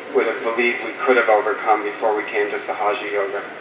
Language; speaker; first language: English; native; English